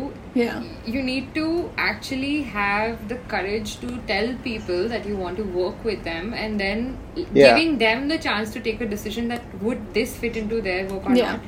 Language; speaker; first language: English; non-native, local second language; Hindi